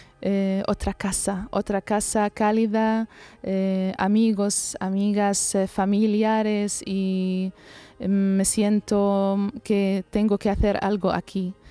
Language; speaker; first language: Spanish; non-native, learner; Arabic